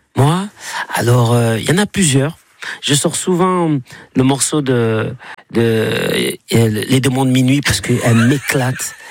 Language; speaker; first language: French; native; French